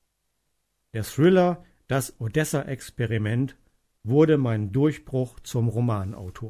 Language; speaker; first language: German; native; German